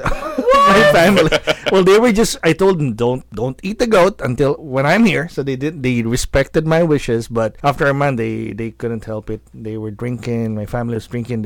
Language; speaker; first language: English; non-native, local second language; Filipino